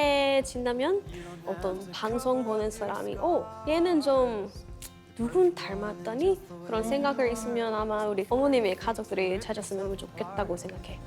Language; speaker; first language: Korean; non-native, fluent; English